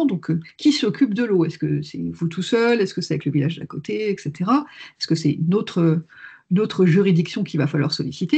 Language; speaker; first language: French; native; French